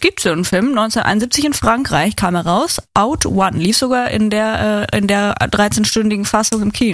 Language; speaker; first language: German; native; German